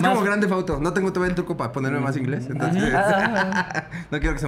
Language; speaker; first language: Spanish; native; Spanish